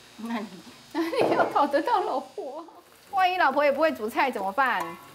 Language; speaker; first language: Chinese; native; Chinese